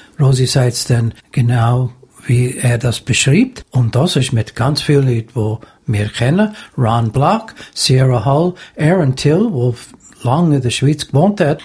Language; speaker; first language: German; native; German